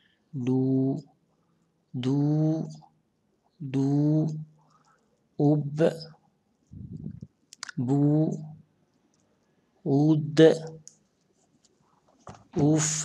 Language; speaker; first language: French; non-native, local second language; Arabic